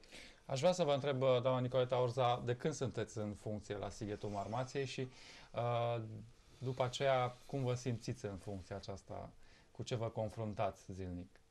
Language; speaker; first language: Romanian; native; Romanian